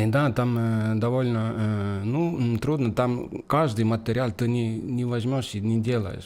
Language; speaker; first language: Russian; non-native, fluent; Estonian